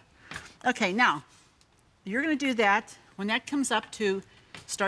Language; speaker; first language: English; native; English